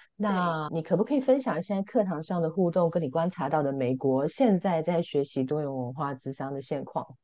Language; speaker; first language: Chinese; native; Chinese